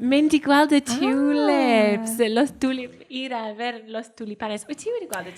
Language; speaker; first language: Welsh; native; Welsh